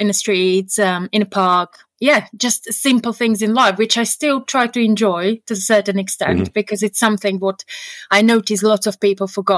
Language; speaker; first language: English; non-native, fluent; Slovak